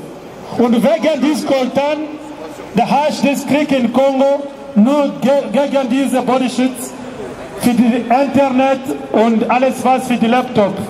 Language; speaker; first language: German; non-native, learner; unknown